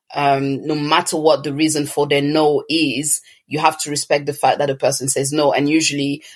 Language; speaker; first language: English; early bilingual, other home language; French